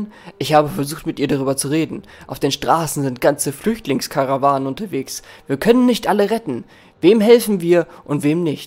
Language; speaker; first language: German; native; German